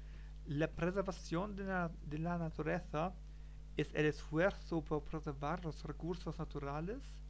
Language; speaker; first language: Spanish; non-native, learner; German